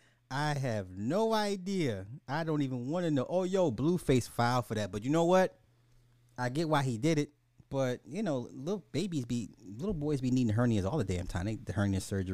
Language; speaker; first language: English; native; English